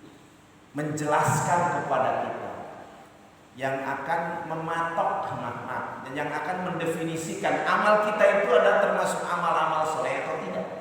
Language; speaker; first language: Indonesian; native; Indonesian